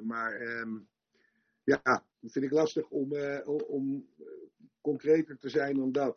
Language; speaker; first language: Dutch; native; Dutch